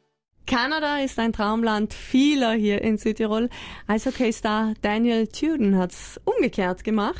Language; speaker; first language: German; native; German